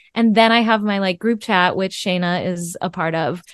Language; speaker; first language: English; native; English